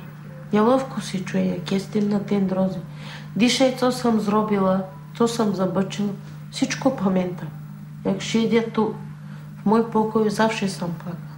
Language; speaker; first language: Polish; non-native, learner; Turkish